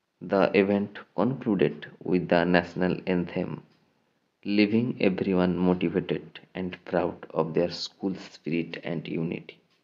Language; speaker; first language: English; non-native, local second language; Bangla